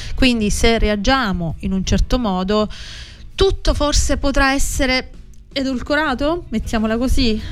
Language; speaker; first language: Italian; native; Italian